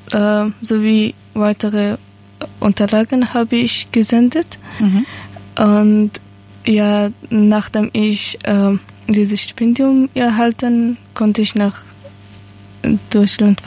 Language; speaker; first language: German; non-native, learner; Persian